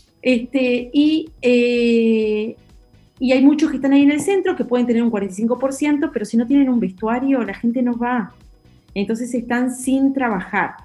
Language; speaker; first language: Spanish; native; Spanish